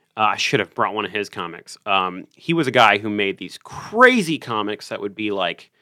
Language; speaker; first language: English; native; English